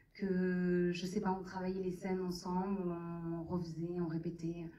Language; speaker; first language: French; native; French